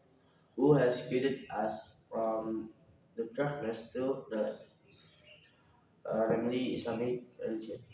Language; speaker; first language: English; non-native, learner; Indonesian